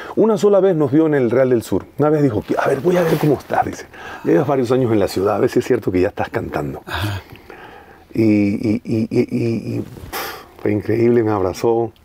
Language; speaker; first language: Spanish; native; Spanish